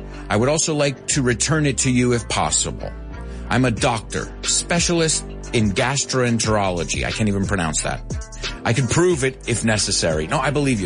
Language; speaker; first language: English; early bilingual, other home language; Spanish